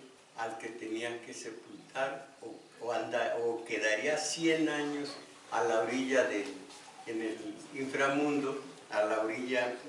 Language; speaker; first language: Spanish; native; Spanish